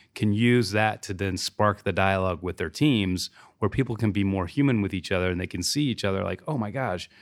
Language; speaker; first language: English; native; English